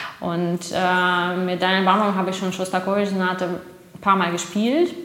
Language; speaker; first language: German; non-native, fluent; Russian